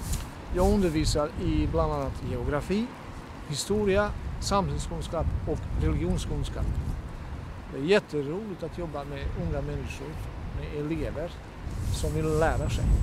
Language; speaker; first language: Swedish; non-native, fluent; Bosnian